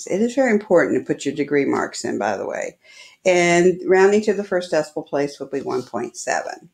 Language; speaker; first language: English; native; English